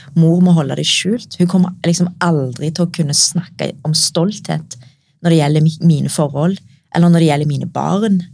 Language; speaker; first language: Norwegian; early bilingual, other home language; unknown